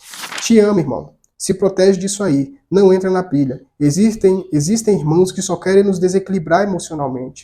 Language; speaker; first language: Portuguese; native; Portuguese